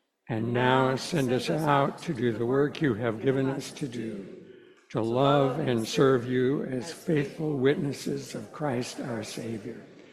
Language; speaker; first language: English; native; English